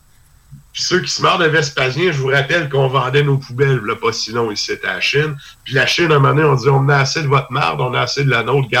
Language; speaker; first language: French; native; French